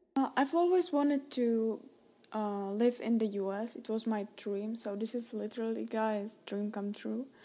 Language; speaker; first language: English; non-native, fluent; Czech